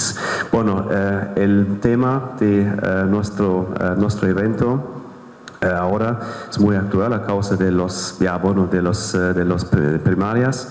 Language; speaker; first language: Spanish; non-native, fluent; German